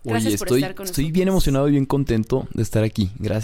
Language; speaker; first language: Spanish; native; Spanish